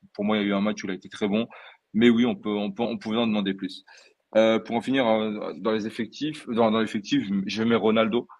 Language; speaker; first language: French; early bilingual, other home language; Portuguese